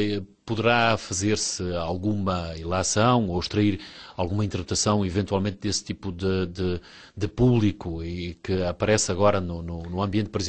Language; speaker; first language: Portuguese; native; Portuguese